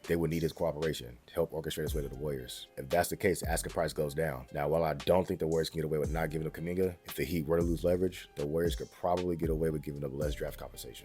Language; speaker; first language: English; native; English